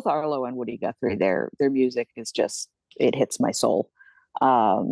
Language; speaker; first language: English; native; English